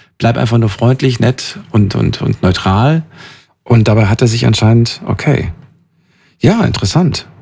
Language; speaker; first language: German; native; German